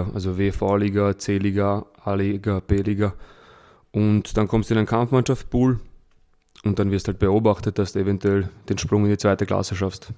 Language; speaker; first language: German; early bilingual, other home language; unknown